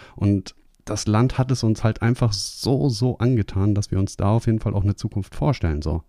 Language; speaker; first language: German; native; German